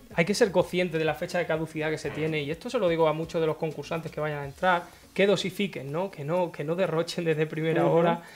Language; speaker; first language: Spanish; native; Spanish